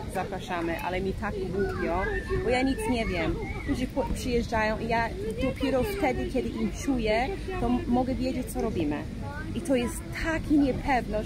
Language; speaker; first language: Polish; non-native, fluent; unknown